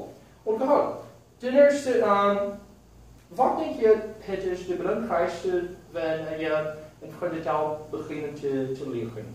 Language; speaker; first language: Dutch; non-native, learner; Portuguese